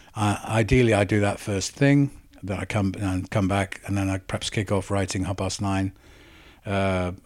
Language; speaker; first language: English; native; English